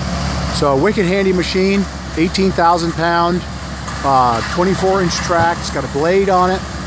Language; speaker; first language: English; native; English